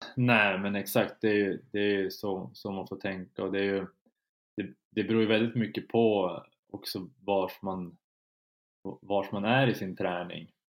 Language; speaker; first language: Swedish; native; Swedish